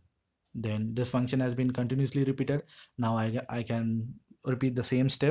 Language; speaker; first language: English; non-native, local second language; Tamil